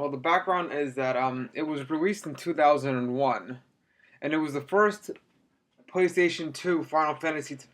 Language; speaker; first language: English; native; English